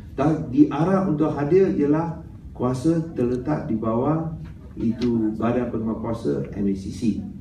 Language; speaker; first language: Malay; non-native, local second language; Chinese